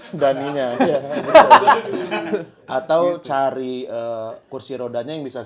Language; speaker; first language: Indonesian; native; Indonesian